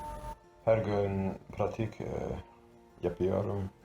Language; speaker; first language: Turkish; non-native, learner; English